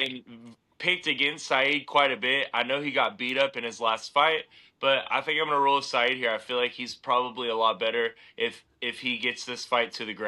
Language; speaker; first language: English; native; English